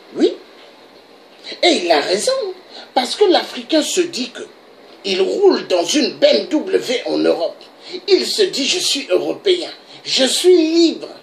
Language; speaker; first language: French; non-native, local second language; Lingala